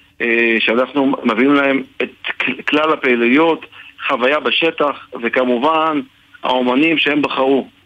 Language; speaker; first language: Hebrew; native; Hebrew